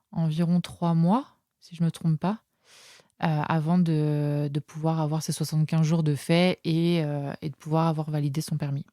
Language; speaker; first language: French; native; French